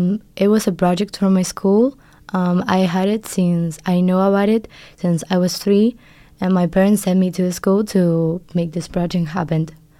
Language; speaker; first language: English; non-native, fluent; Spanish